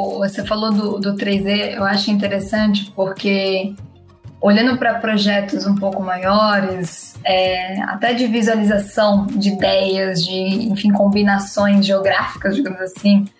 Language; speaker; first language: Portuguese; native; Portuguese